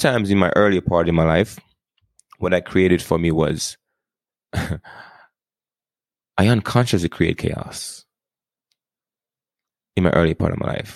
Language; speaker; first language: English; non-native, local second language; Jamaican Creole English